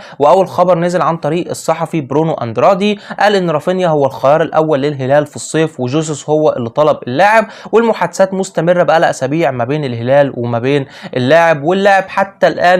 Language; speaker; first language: Arabic; native; Arabic